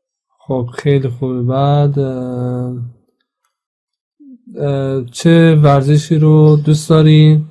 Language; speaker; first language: Persian; non-native, fluent; Central Kurdish